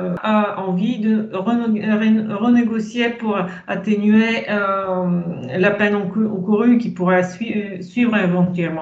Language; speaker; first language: French; non-native, fluent; Bulgarian